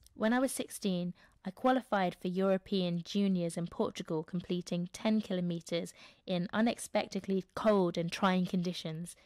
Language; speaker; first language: English; native; English